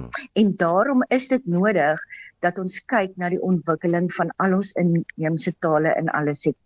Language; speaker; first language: Afrikaans; native; Afrikaans